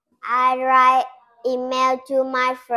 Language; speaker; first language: English; non-native, learner; Vietnamese